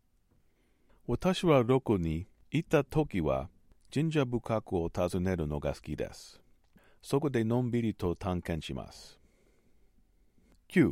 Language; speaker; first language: Japanese; non-native, learner; English